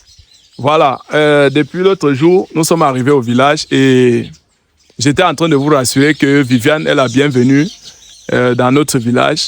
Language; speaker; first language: French; native; French